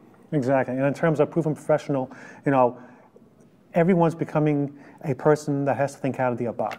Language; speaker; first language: English; native; English